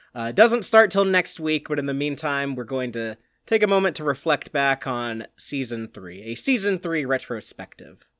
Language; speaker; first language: English; native; English